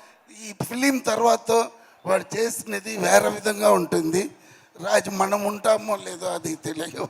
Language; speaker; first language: Telugu; non-native, fluent; Tamil